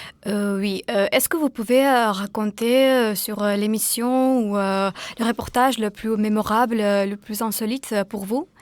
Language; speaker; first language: French; non-native, fluent; Georgian